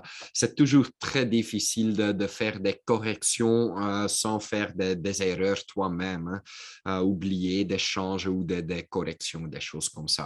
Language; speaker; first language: French; non-native, local second language; Dutch